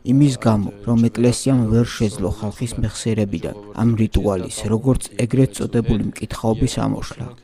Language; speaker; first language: Georgian; non-native, local second language; Armenian